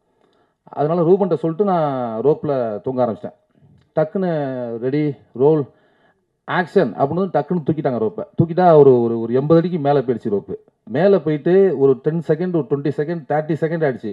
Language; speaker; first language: Tamil; native; Tamil